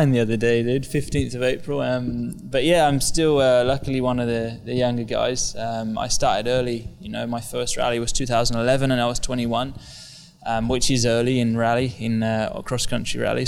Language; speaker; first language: English; native; English